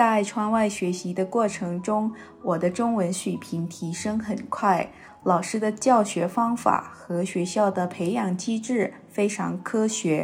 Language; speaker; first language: Chinese; non-native, fluent; Thai